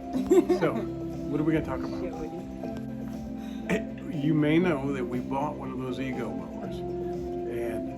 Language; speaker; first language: English; native; English